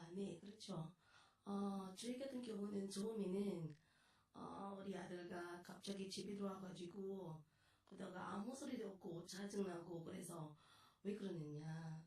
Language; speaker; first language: Korean; non-native, learner; Filipino